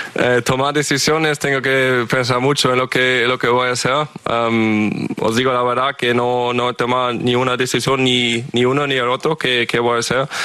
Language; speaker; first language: Spanish; non-native, fluent; German